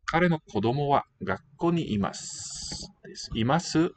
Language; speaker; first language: Japanese; non-native, learner; English